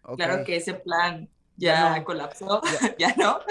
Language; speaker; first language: Spanish; native; Spanish